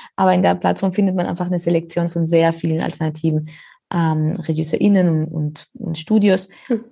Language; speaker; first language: German; non-native, fluent; Spanish